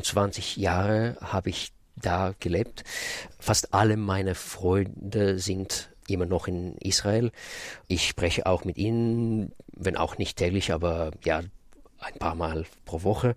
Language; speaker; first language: German; non-native, fluent; Russian